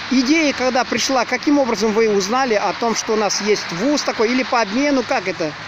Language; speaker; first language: Russian; native; Russian